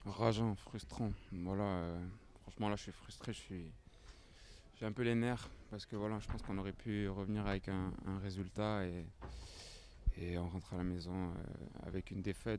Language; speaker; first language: French; native; French